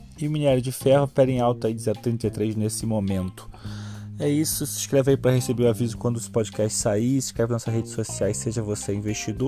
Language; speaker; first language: Portuguese; native; Portuguese